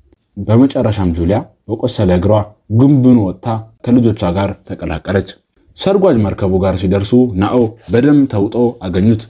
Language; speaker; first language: Amharic; native; Amharic